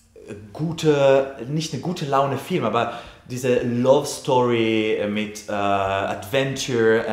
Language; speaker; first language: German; non-native, learner; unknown